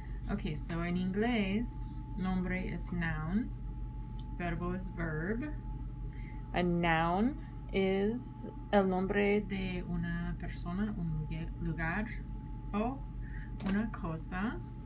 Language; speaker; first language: Spanish; non-native, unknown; English